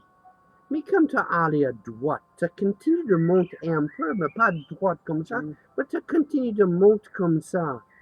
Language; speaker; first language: French; non-native, learner; English